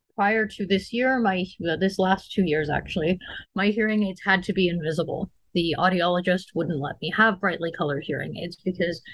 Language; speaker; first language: English; native; English